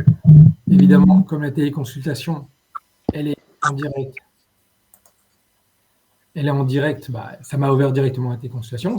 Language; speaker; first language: French; native; French